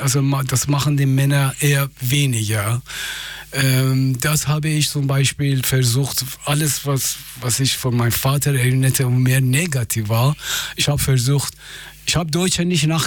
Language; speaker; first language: German; non-native, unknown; Persian